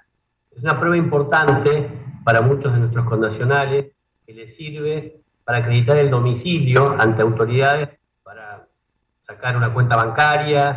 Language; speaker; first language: Spanish; native; Spanish